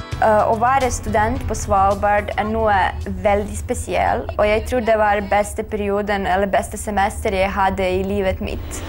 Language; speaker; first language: Norwegian; non-native, fluent; Serbian